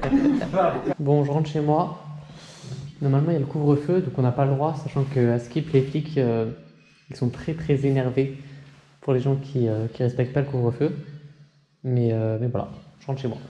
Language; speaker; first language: French; native; French